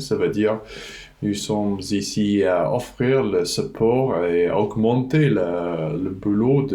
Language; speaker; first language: French; non-native, fluent; English